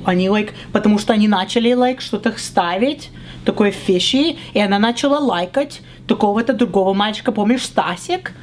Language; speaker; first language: Russian; early bilingual, other home language; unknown